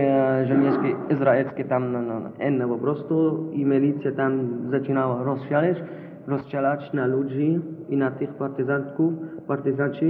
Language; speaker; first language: Polish; non-native, learner; Arabic